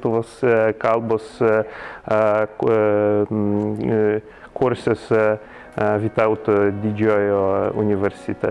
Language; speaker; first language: Lithuanian; non-native, learner; Polish